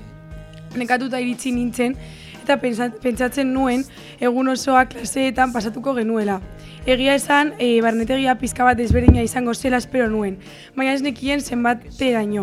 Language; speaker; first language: Basque; non-native, local second language; Spanish